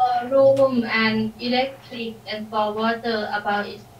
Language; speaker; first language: English; non-native, learner; Thai